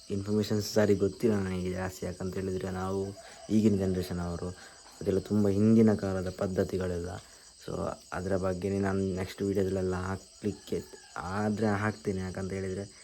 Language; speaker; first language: Kannada; non-native, local second language; Tulu